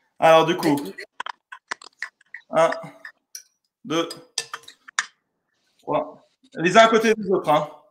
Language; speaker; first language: French; native; French